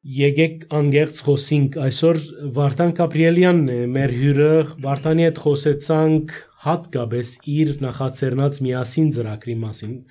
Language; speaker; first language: Armenian; native; Armenian